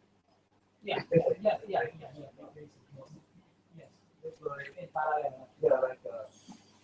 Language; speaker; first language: English; non-native, learner; Indonesian